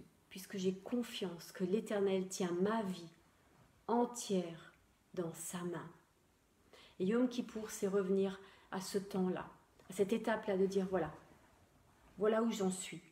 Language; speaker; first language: French; native; French